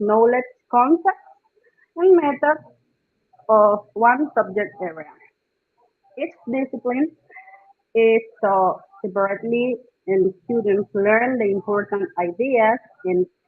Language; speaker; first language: English; non-native, fluent; Spanish